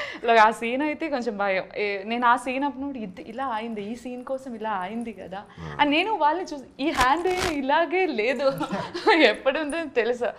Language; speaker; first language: Telugu; non-native, local second language; Malayalam